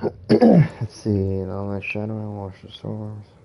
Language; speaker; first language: English; native; English